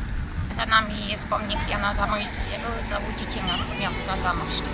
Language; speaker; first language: Polish; native; Polish